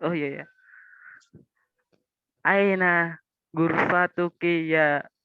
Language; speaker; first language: Arabic; non-native, learner; Indonesian